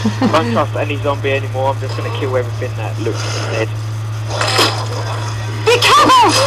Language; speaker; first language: English; native; English